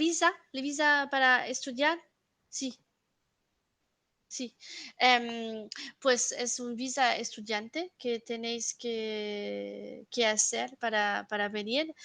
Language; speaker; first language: Spanish; non-native, fluent; French